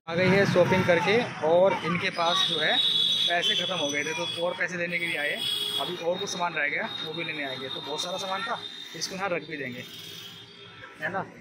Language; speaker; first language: Hindi; native; Hindi